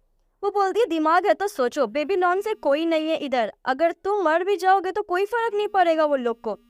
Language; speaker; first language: Hindi; native; Hindi